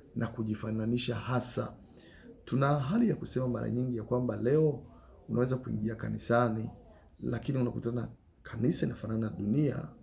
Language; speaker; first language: Swahili; native; Swahili